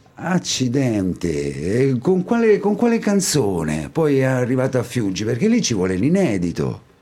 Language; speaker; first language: Italian; native; Italian